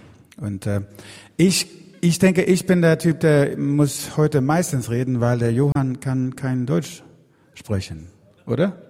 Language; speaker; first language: German; non-native, learner; Swedish